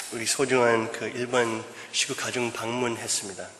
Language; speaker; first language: Korean; native; Korean